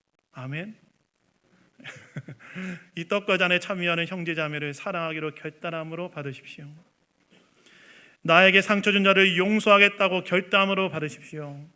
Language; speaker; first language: Korean; native; Korean